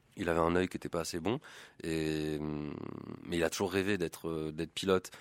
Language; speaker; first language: French; native; French